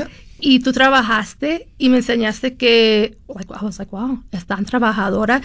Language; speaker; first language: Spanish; early bilingual, heritage; Spanish